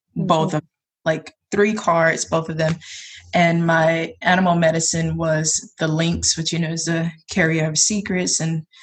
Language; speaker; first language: English; native; English